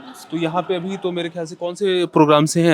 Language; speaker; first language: Hindi; native; Hindi